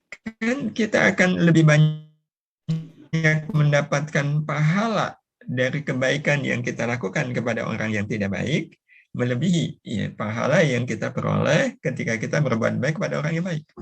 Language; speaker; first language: Indonesian; native; Indonesian